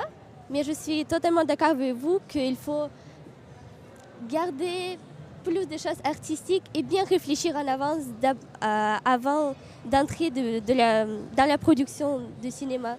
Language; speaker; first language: French; non-native, fluent; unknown